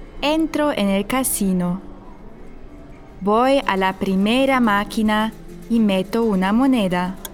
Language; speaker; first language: Spanish; non-native, fluent; German